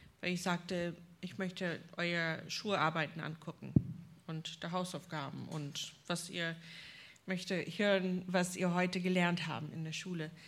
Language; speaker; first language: German; non-native, fluent; English